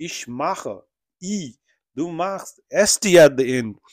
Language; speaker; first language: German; non-native, fluent; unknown